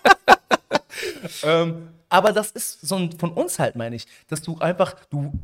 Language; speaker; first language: German; early bilingual, other home language; Arabic